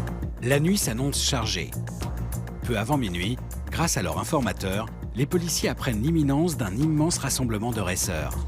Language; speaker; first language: French; native; French